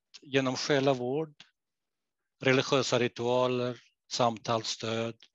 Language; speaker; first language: Swedish; non-native, fluent; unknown